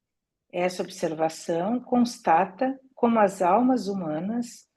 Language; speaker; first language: Portuguese; native; Portuguese